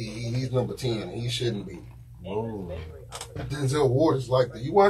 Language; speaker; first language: English; native; English